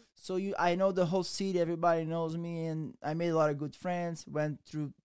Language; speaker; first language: English; non-native, learner; Portuguese